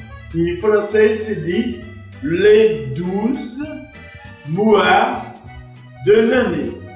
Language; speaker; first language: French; non-native, fluent; Portuguese